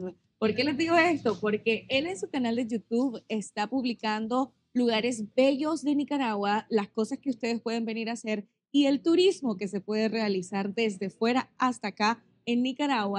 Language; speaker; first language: Spanish; native; Spanish